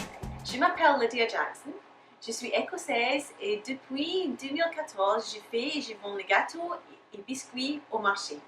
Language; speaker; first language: French; non-native, learner; English